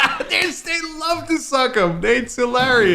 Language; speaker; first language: English; native; English